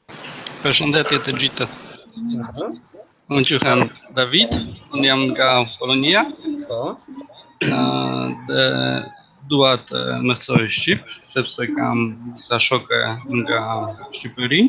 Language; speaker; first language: Albanian; non-native, learner; Polish